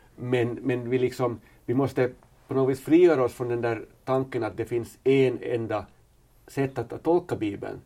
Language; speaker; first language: Swedish; native; Swedish